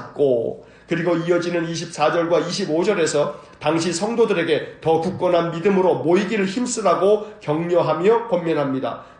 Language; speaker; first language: Korean; native; Korean